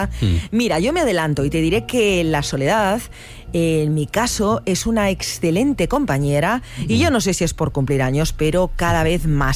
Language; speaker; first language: Spanish; native; Spanish